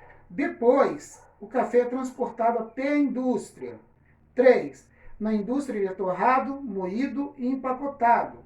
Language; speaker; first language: Portuguese; native; Portuguese